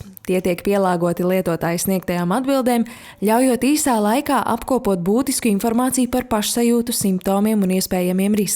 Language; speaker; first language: Latvian; native; Latvian